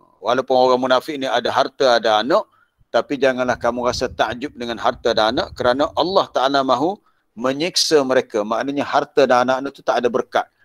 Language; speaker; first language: Malay; native; Malay